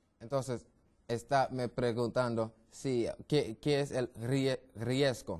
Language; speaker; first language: Spanish; non-native, learner; English